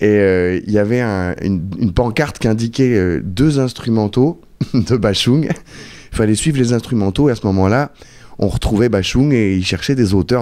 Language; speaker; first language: French; native; French